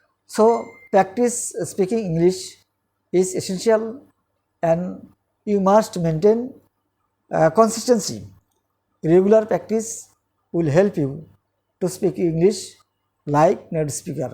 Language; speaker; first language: English; non-native, local second language; Bangla